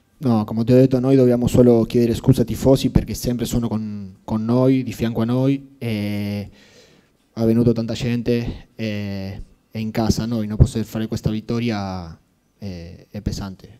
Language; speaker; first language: Italian; non-native, fluent; Spanish